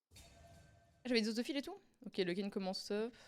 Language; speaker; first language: French; native; French